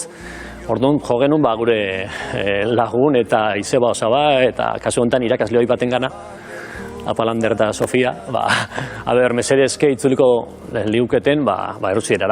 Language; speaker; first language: Basque; native; Basque